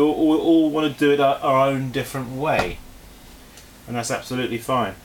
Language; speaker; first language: English; native; English